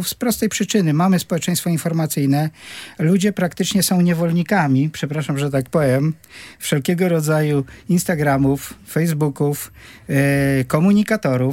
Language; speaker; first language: Polish; native; Polish